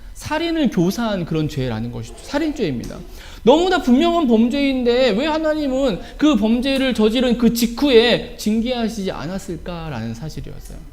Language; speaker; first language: Korean; native; Korean